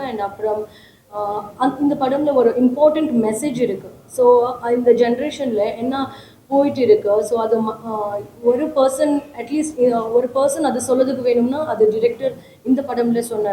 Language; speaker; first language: Tamil; non-native, fluent; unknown